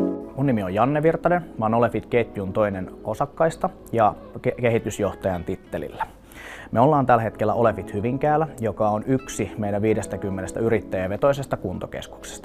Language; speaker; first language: Finnish; native; Finnish